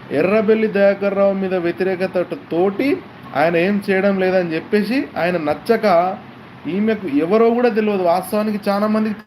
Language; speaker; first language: Telugu; non-native, local second language; Lambadi